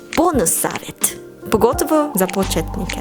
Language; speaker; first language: Serbian; non-native, learner; English